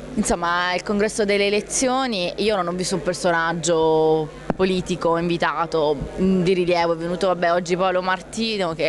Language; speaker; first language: Italian; native; Italian